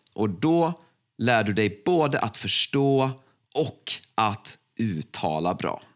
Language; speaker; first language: Swedish; native; Swedish